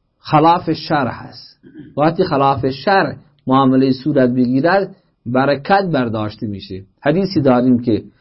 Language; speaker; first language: Persian; native; Persian